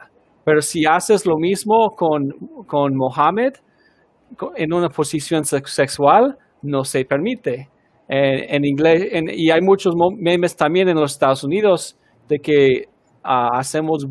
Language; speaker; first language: Spanish; non-native, fluent; English